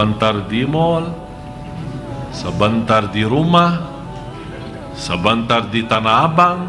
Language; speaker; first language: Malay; non-native, fluent; Arabic